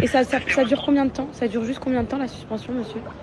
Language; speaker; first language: French; native; French